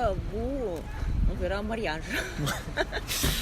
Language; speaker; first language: French; non-native, learner; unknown